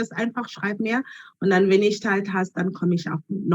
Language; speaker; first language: German; non-native, learner; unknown